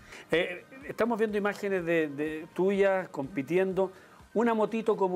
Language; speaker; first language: Spanish; native; Spanish